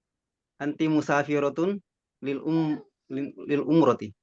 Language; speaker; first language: Arabic; non-native, learner; Indonesian